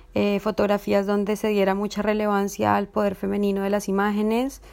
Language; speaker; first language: Spanish; native; Spanish